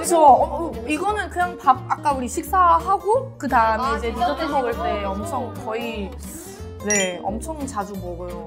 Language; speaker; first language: Korean; non-native, fluent; Thai